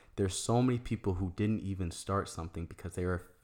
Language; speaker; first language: English; native; English